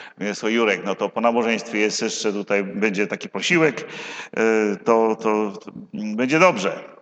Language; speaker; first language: Polish; native; Polish